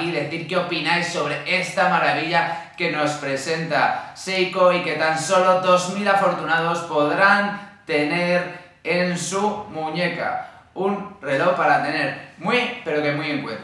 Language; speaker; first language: Spanish; native; Spanish